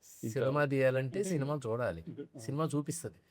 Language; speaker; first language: Telugu; native; Telugu